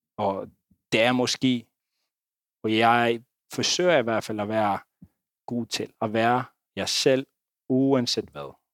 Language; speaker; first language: Danish; non-native, fluent; Icelandic